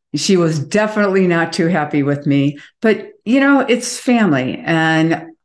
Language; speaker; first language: English; native; English